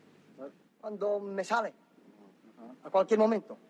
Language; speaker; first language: Spanish; non-native, local second language; Catalan